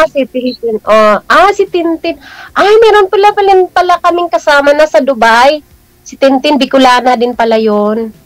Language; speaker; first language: Filipino; non-native, local second language; Cebuano